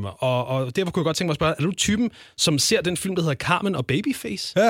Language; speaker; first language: Danish; native; Danish